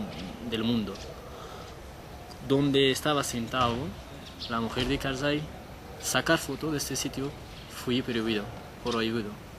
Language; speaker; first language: Spanish; non-native, learner; Persian